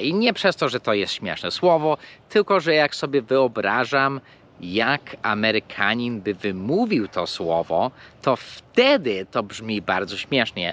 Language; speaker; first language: Polish; early bilingual, heritage; English